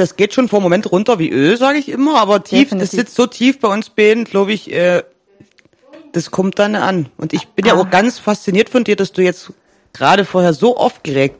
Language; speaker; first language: German; native; German